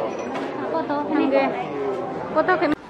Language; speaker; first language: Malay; non-native, local second language; Javanese